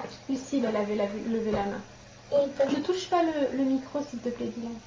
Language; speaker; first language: French; native; French